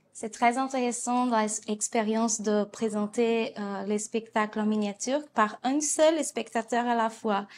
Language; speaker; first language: French; non-native, fluent; Portuguese